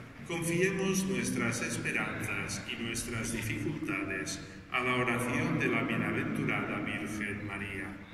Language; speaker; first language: Spanish; non-native, local second language; Catalan